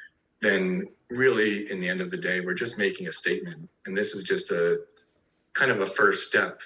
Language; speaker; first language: English; native; English